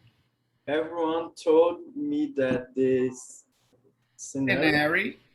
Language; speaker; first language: English; non-native, learner; Portuguese